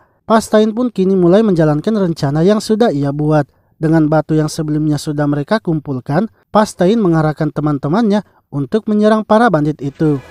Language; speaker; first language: Indonesian; native; Indonesian